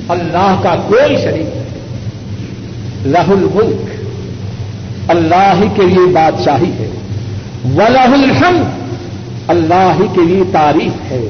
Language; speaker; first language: Urdu; non-native, local second language; Punjabi